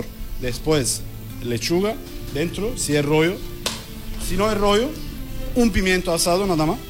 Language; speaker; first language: Spanish; non-native, learner; Turkish